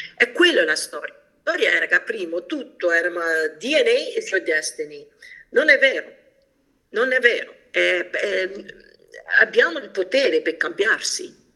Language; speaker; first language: Italian; early bilingual, heritage; Italian